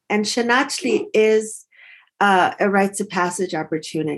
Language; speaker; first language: English; early bilingual, other home language; Spanish